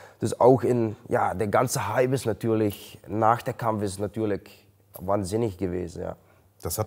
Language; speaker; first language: German; non-native, learner; Dutch